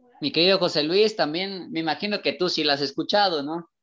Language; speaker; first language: Spanish; native; Spanish